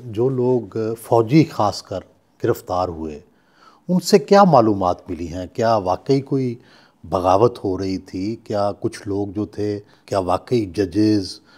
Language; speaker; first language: Urdu; non-native, local second language; Punjabi